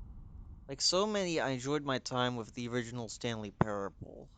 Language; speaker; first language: English; native; English